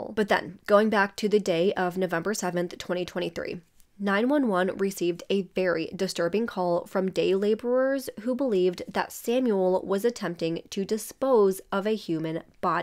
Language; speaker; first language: English; native; English